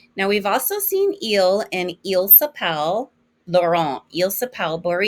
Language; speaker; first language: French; non-native, fluent; English